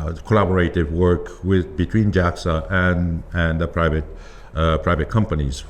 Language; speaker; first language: English; non-native, fluent; Japanese